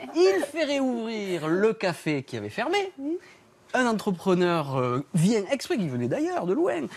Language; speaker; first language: French; native; French